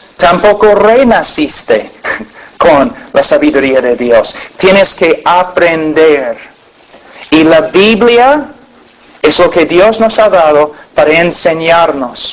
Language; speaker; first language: Spanish; non-native, fluent; English